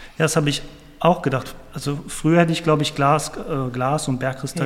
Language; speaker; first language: German; native; German